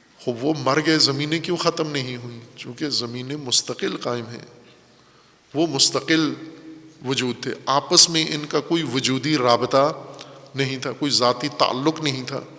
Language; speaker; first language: Urdu; native; Urdu